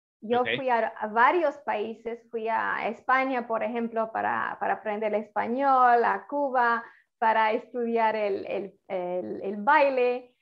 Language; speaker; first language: Spanish; non-native, fluent; Italian